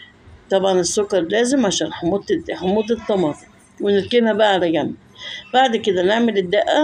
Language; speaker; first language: Arabic; native; Arabic